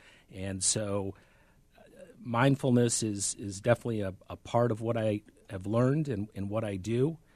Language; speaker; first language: English; native; English